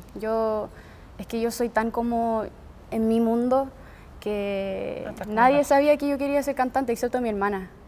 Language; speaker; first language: Spanish; early bilingual, heritage; Spanish